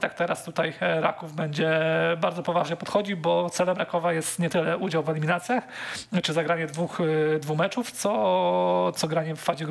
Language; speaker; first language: Polish; native; Polish